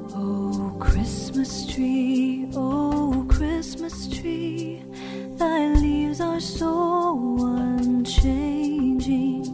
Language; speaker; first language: English; native; English